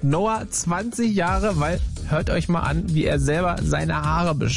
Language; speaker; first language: German; native; German